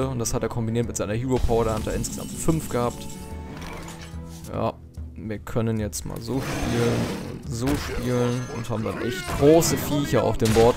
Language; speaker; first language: German; native; German